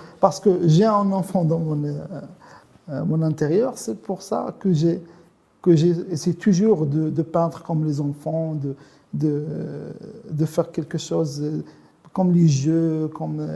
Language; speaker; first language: French; non-native, local second language; Arabic